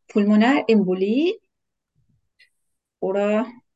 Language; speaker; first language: German; non-native, learner; Turkish